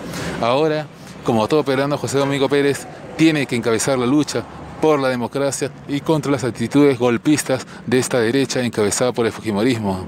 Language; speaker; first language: Spanish; native; Spanish